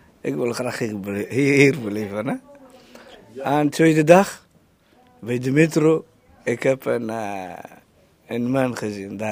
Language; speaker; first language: Dutch; non-native, learner; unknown